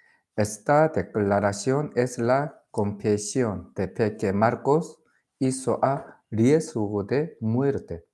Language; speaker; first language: Spanish; non-native, learner; Korean